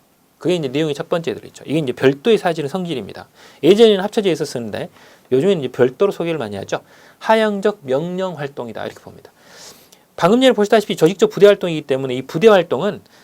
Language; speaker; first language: Korean; native; Korean